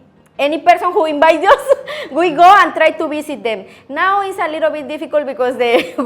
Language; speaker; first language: English; non-native, learner; Spanish